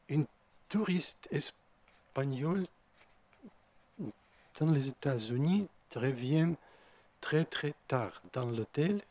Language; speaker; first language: French; non-native, fluent; Russian